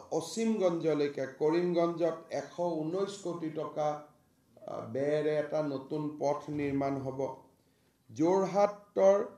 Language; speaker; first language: Assamese; native; Assamese